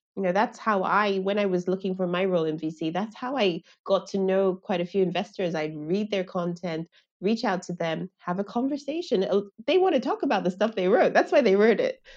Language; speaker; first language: English; non-native, local second language; Yoruba